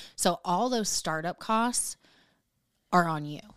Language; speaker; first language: English; native; English